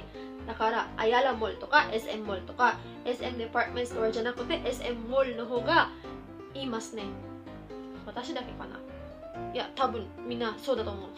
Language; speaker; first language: Japanese; non-native, fluent; Filipino